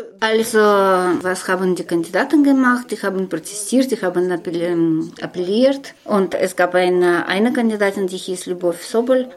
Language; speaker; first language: German; non-native, fluent; Russian